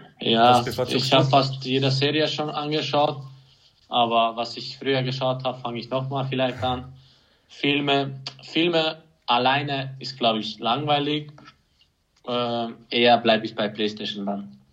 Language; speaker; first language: German; non-native, fluent; Hungarian